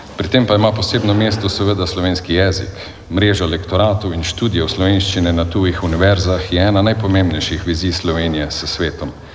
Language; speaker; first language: Slovenian; native; Slovenian